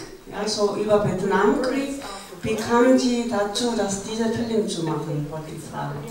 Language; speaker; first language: German; non-native, learner; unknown